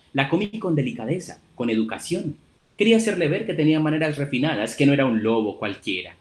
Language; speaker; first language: Spanish; native; Spanish